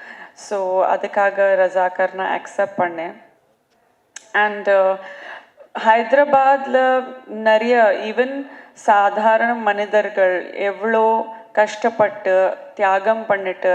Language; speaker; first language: Tamil; non-native, learner; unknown